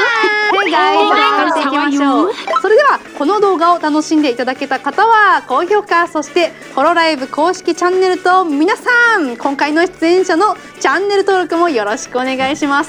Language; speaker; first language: Japanese; native; Japanese